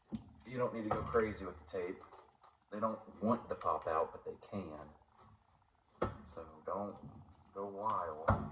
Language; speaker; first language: English; native; English